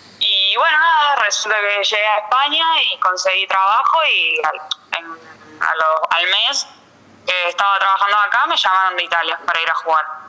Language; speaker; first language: Spanish; native; Spanish